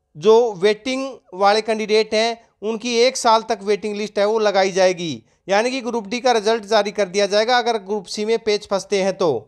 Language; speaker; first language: Hindi; native; Hindi